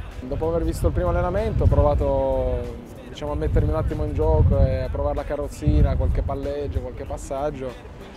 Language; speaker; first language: Italian; early bilingual, other home language; Arabic